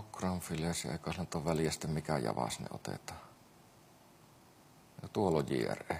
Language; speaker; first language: Finnish; native; Finnish